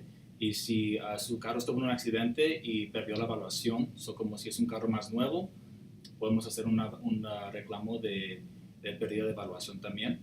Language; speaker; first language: Spanish; early bilingual, heritage; Spanish